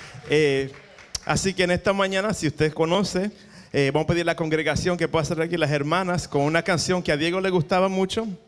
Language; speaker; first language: Spanish; early bilingual, heritage; Spanish